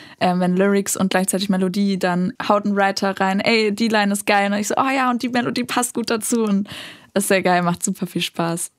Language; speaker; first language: German; native; German